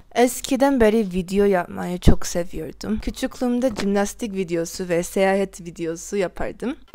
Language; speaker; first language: Turkish; non-native, learner; Korean